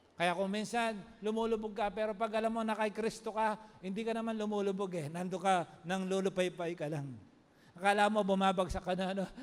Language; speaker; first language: Filipino; non-native, local second language; Pampanga